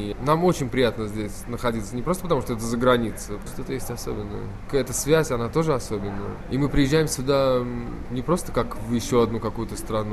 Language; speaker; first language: Russian; native; Russian